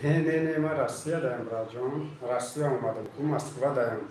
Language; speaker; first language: Turkish; non-native, learner; Tajik